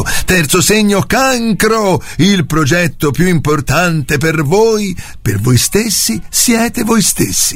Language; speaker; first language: Italian; native; Italian